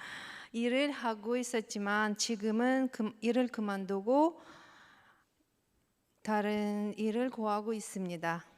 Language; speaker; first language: Korean; non-native, learner; Russian